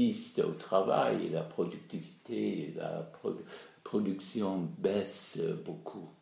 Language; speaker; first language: French; non-native, fluent; English